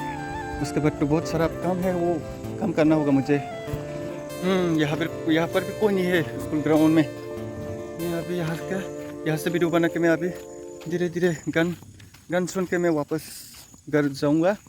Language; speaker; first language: Hindi; non-native, local second language; Kok Borok